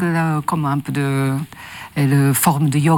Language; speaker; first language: French; non-native, learner; Japanese